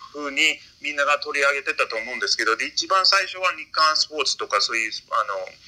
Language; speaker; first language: Japanese; non-native, fluent; English